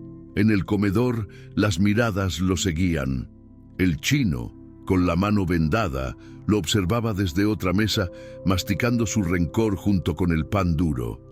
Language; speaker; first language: Spanish; native; Spanish